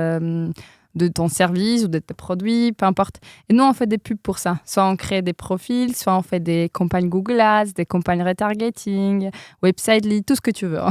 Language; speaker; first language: French; non-native, fluent; Polish